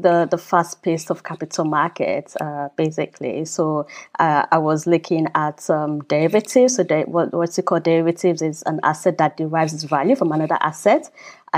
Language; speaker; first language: English; non-native, local second language; Yoruba